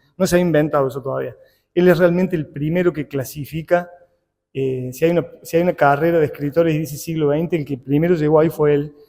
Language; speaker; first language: Spanish; native; Spanish